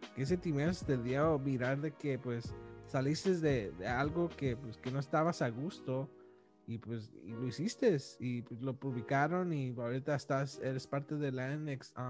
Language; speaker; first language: Spanish; native; Spanish